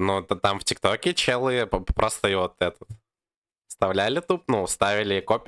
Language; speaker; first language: Russian; native; Russian